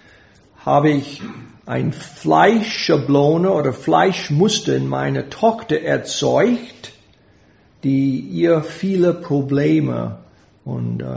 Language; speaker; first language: German; non-native, fluent; English